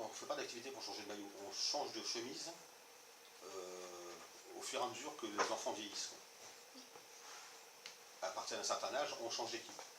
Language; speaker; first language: French; native; French